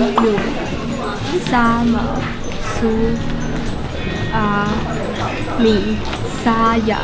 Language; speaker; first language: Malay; non-native, learner; Chinese